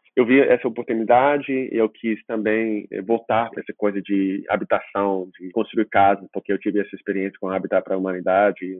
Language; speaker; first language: Portuguese; non-native, fluent; English